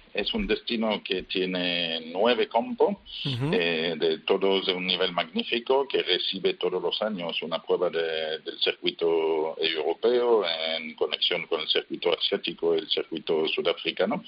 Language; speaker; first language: Spanish; non-native, fluent; French